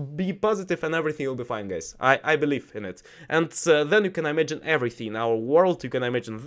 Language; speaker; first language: English; non-native, learner; Russian